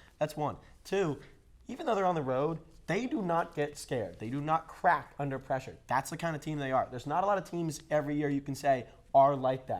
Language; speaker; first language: English; native; English